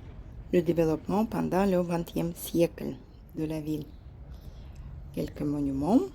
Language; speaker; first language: French; non-native, fluent; Russian